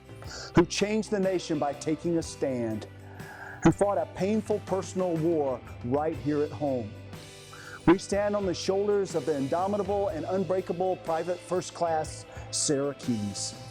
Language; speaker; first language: English; native; English